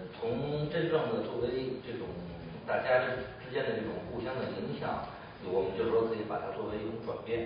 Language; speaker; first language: Chinese; native; Chinese